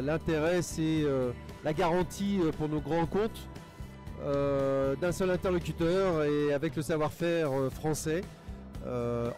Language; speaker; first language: French; native; French